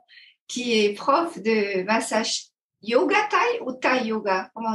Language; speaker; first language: French; non-native, fluent; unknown